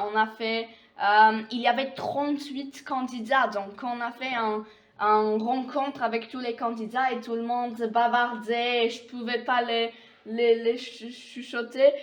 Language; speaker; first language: French; non-native, fluent; Polish